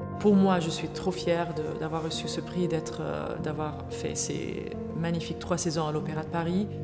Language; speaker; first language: French; non-native, fluent; Arabic